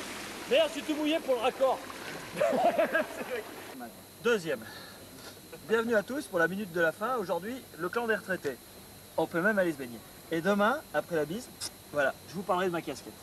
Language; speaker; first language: French; native; French